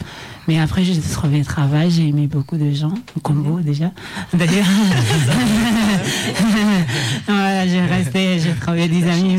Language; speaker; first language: French; non-native, learner; Oromo